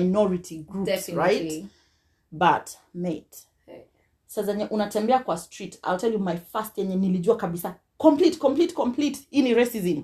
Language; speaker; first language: English; non-native, local second language; Kikuyu